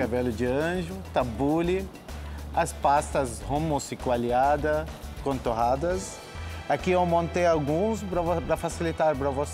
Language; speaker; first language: Portuguese; non-native, fluent; Arabic